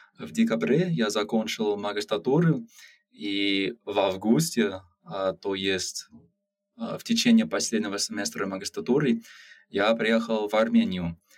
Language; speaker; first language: Russian; non-native, learner; English